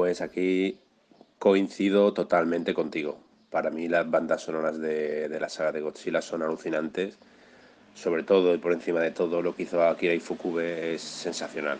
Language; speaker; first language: Spanish; native; Spanish